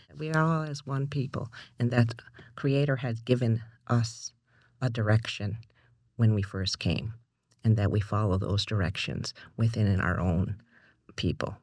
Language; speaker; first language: English; native; English